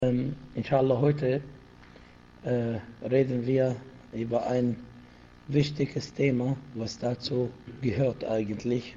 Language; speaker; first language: German; non-native, fluent; Arabic